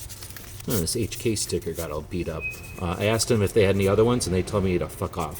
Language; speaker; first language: English; native; English